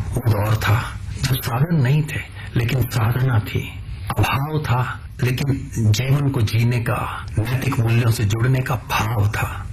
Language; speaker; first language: Hindi; non-native, local second language; Punjabi